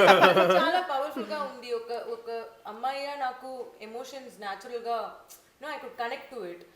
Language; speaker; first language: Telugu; non-native, learner; Tamil